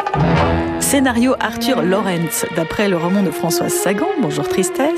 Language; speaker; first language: French; native; French